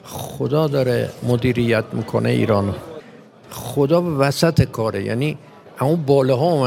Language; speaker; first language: Persian; native; Persian